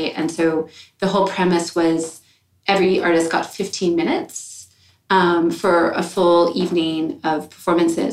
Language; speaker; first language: English; native; English